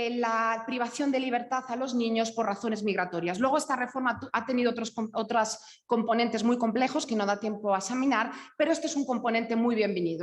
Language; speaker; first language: Spanish; native; Spanish